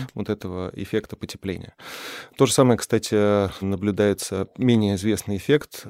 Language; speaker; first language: Russian; native; Russian